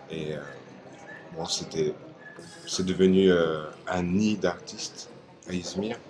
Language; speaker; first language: French; non-native, fluent; Turkish